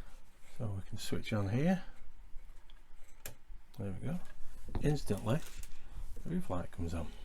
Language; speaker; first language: English; native; English